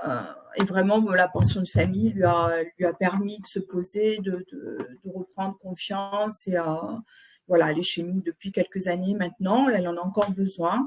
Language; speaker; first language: French; native; French